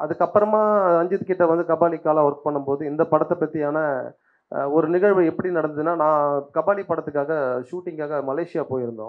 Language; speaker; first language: Tamil; native; Tamil